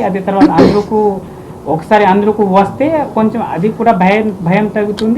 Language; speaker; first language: Telugu; non-native, fluent; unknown